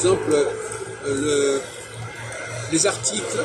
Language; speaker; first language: French; native; French